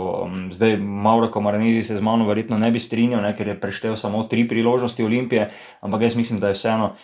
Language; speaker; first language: Slovenian; native; Slovenian